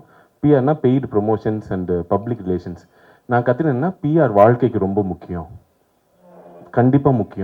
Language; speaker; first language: Tamil; native; Tamil